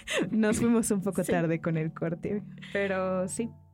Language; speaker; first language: Spanish; native; Spanish